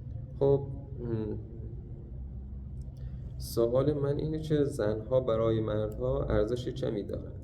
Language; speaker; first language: Persian; native; Persian